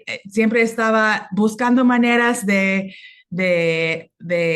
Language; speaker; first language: Spanish; non-native, fluent; English